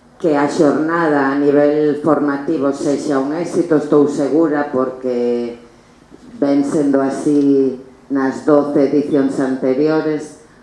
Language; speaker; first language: Galician; native; Galician